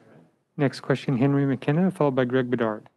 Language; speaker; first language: English; native; English